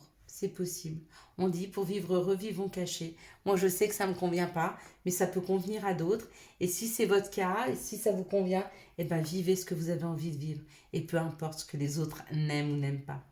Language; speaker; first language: French; native; French